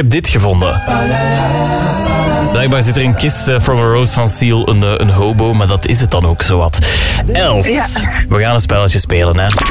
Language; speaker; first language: Dutch; native; Dutch